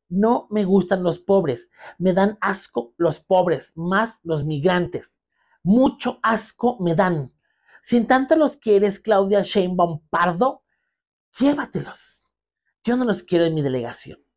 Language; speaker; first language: Spanish; native; Spanish